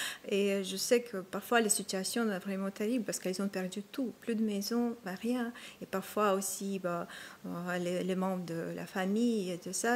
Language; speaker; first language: French; non-native, fluent; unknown